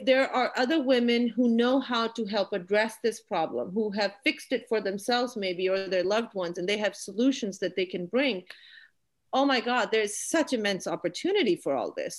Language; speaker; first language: English; non-native, local second language; Urdu